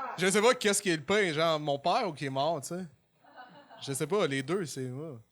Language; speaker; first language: French; native; French